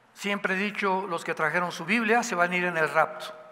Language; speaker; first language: Spanish; native; Spanish